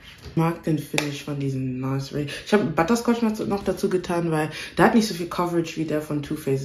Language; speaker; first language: German; native; German